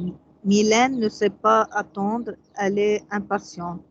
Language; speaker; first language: French; non-native, learner; Arabic